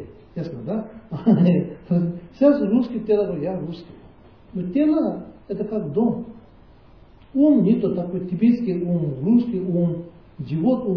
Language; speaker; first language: Russian; non-native, learner; Tibetan